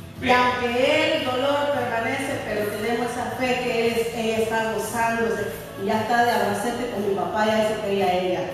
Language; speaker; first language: Spanish; native; Spanish